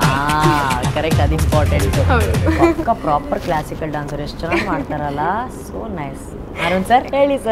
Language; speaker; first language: Kannada; native; Kannada